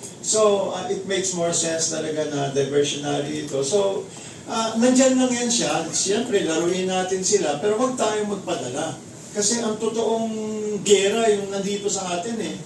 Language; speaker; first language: Filipino; native; Filipino